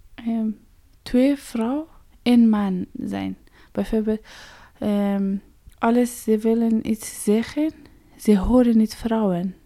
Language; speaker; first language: Dutch; non-native, fluent; Persian